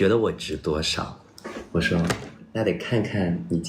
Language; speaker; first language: Chinese; native; Chinese